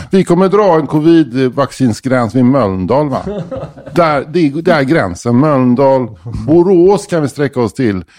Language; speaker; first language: Swedish; native; Swedish